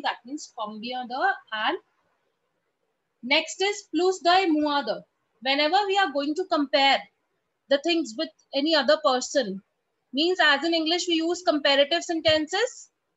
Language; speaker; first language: English; non-native, local second language; Hindi